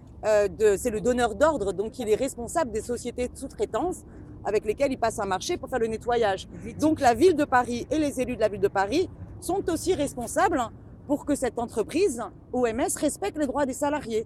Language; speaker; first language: French; native; French